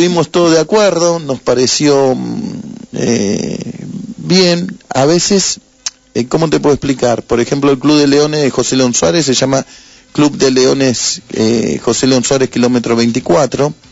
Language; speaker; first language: Spanish; native; Spanish